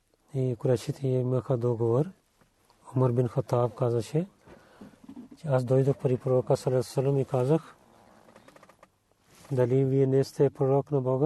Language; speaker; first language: Bulgarian; non-native, learner; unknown